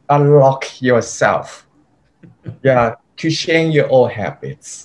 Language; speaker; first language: English; non-native, fluent; Thai